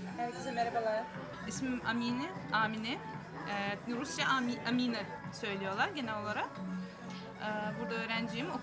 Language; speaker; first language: Turkish; non-native, fluent; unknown